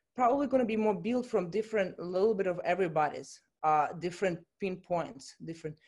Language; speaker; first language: English; non-native, fluent; Russian